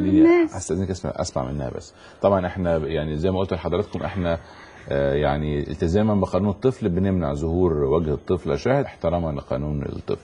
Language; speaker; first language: Arabic; native; Arabic